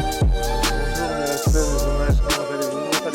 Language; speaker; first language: French; native; French